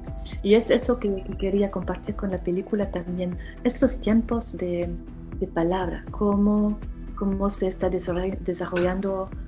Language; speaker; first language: Spanish; non-native, fluent; French